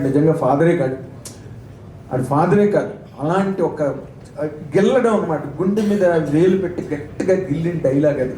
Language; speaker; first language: Telugu; native; Telugu